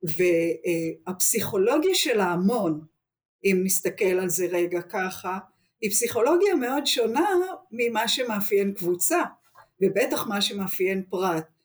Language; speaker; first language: Hebrew; native; Hebrew